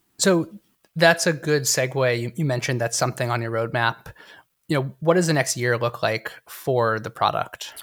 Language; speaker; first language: English; native; English